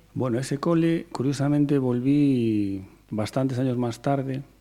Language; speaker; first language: Spanish; native; Spanish